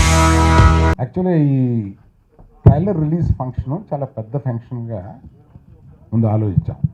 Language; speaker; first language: Telugu; native; Telugu